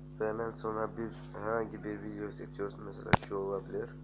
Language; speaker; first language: Turkish; early bilingual, heritage; Turkish